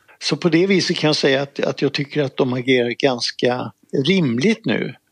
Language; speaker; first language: Swedish; native; Swedish